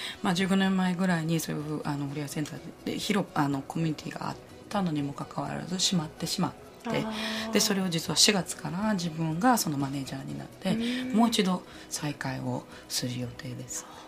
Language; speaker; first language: Japanese; native; Japanese